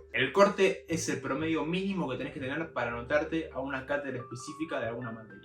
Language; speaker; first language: Spanish; native; Spanish